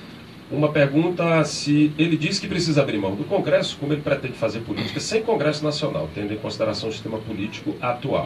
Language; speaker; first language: Portuguese; native; Portuguese